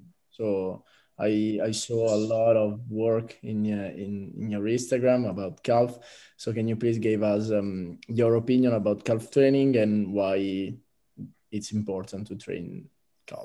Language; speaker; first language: English; non-native, fluent; Italian